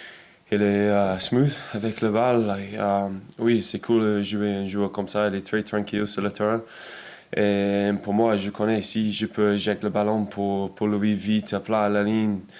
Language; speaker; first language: French; non-native, learner; English